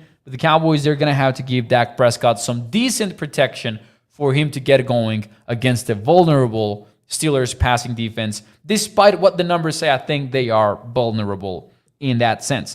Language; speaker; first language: English; native; English